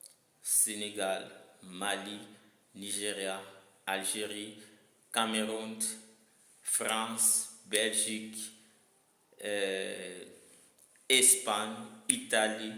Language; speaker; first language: French; non-native, learner; Lingala